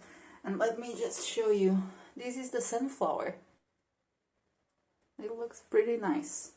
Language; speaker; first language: English; non-native, fluent; Portuguese